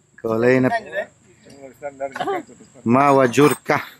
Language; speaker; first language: Polish; non-native, learner; Italian